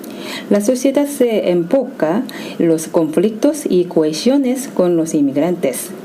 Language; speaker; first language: Spanish; non-native, fluent; Korean